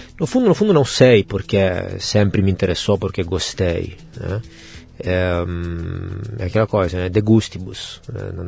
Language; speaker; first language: Portuguese; non-native, fluent; Italian